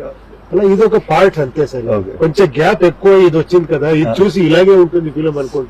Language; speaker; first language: Telugu; non-native, learner; Kannada